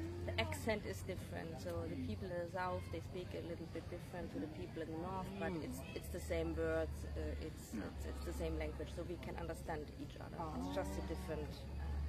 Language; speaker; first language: English; non-native, fluent; German